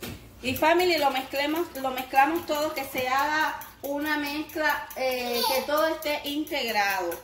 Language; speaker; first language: Spanish; native; Spanish